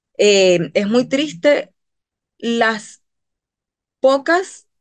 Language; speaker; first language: Spanish; native; Spanish